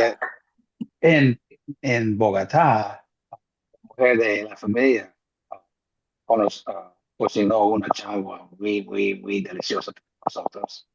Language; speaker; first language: Spanish; non-native, fluent; English